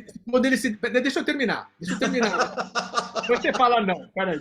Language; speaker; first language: Portuguese; native; Portuguese